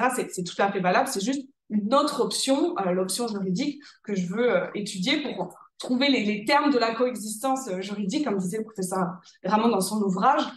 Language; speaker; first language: French; native; French